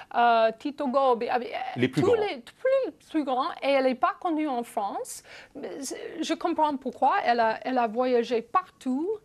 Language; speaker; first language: French; non-native, fluent; English